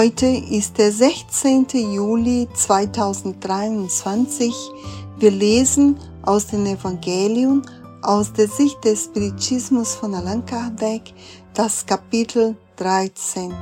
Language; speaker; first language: German; non-native, fluent; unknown